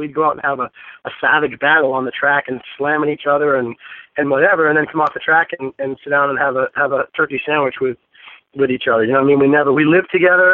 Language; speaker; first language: English; native; English